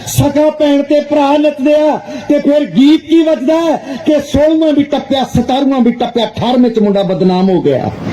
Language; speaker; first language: Punjabi; non-native, local second language; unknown